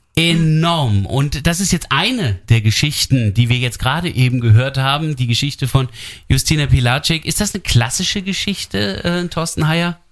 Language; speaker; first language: German; native; German